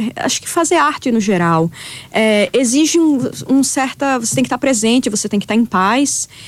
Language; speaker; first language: Portuguese; native; Portuguese